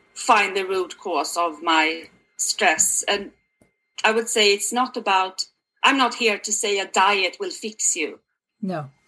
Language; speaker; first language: English; non-native, fluent; Swedish